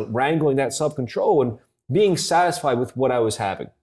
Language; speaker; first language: English; native; English